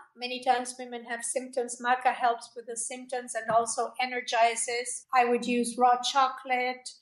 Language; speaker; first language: English; non-native, fluent; Spanish